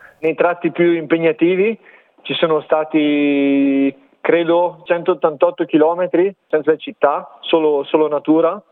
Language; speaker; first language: Italian; native; Italian